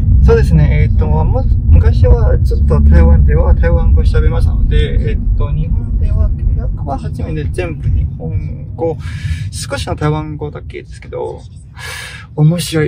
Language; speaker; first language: Japanese; non-native, learner; Chinese